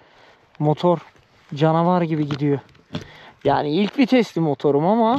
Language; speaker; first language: Turkish; native; Turkish